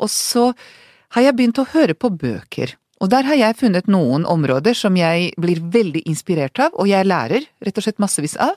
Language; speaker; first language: Norwegian; non-native, fluent; Hungarian